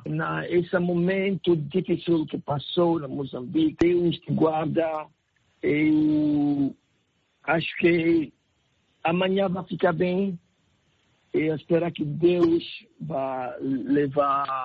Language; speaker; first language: Portuguese; non-native, learner; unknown